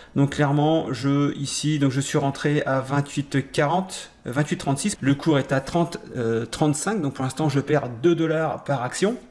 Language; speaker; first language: French; native; French